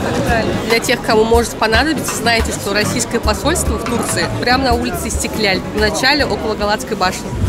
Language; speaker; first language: Russian; native; Russian